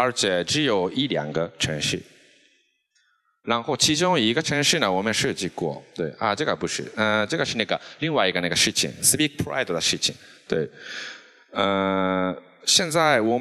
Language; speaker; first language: Chinese; non-native, fluent; Japanese